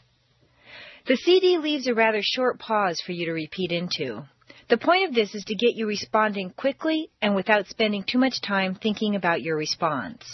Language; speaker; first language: English; native; English